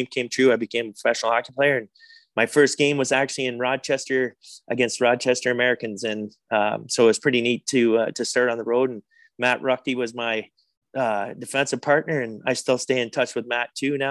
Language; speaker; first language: English; native; English